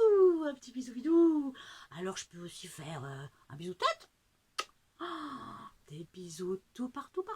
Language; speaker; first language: French; native; French